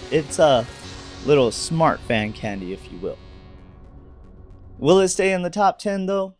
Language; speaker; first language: English; native; English